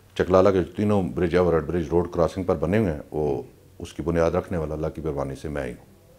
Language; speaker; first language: Urdu; non-native, local second language; Punjabi